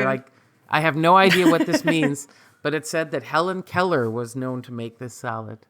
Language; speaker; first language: English; native; English